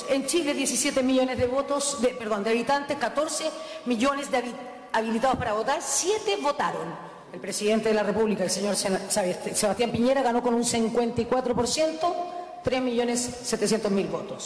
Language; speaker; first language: Spanish; native; Spanish